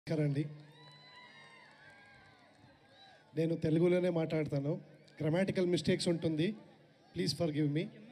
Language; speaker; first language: Telugu; non-native, learner; Kannada